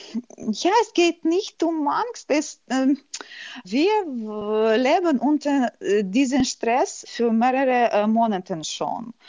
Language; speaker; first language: German; non-native, fluent; Ukrainian